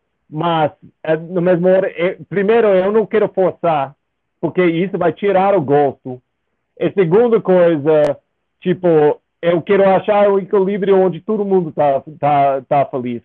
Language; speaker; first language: Portuguese; non-native, fluent; English